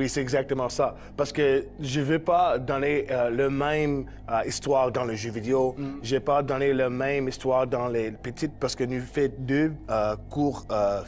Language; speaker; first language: French; non-native, local second language; English